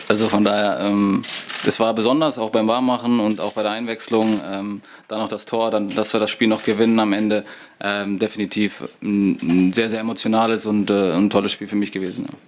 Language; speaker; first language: German; native; German